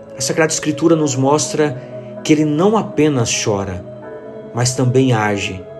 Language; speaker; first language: Portuguese; native; Portuguese